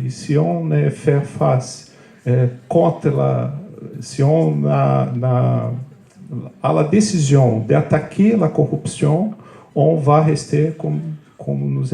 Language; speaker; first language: French; non-native, fluent; Portuguese